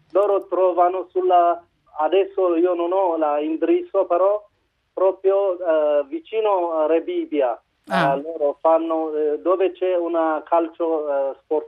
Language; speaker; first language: Italian; non-native, learner; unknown